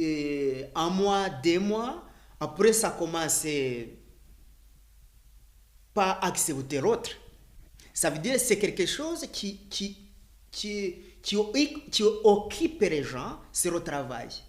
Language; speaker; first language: French; non-native, learner; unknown